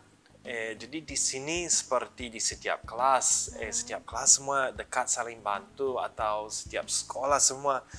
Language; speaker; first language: Indonesian; early bilingual, other home language; English